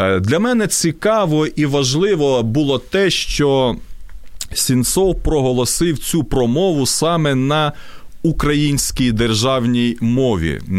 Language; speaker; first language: Ukrainian; non-native, local second language; Russian